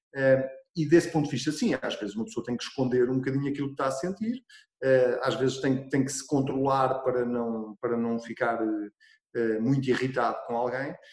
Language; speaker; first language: Portuguese; native; Portuguese